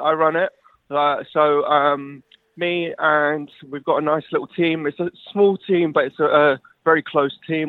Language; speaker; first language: English; native; English